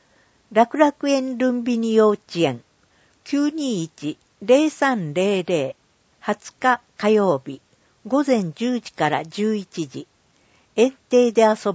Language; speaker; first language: Japanese; native; Japanese